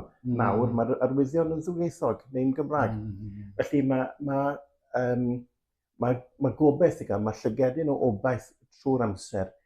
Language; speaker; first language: Welsh; native; Welsh